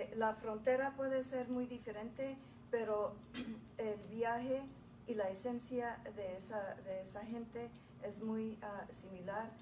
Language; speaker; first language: Spanish; early bilingual, heritage; Spanish